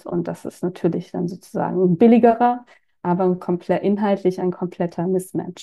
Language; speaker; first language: German; native; German